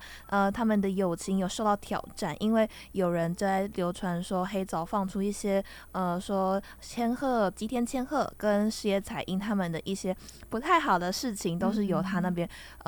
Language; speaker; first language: Chinese; native; Chinese